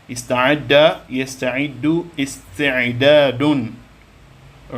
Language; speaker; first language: Arabic; non-native, fluent; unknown